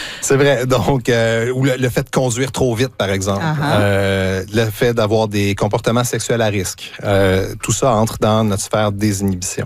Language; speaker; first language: French; native; French